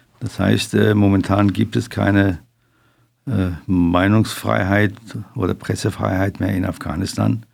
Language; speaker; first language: German; non-native, fluent; Persian